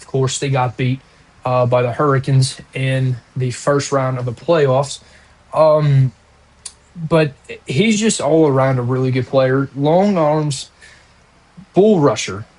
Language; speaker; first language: English; native; English